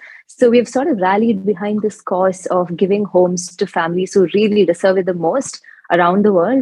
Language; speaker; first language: English; non-native, local second language; Malayalam